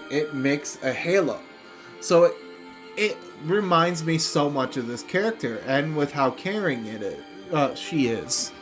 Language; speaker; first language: English; native; English